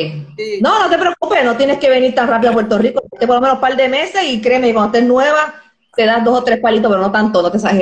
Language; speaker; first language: Spanish; native; Spanish